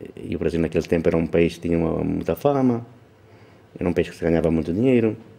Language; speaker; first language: Portuguese; native; Portuguese